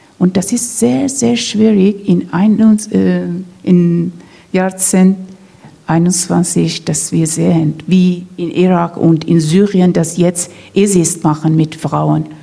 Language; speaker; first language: German; non-native, learner; Persian